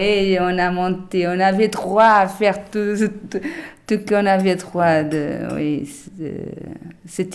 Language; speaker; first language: French; non-native, learner; Portuguese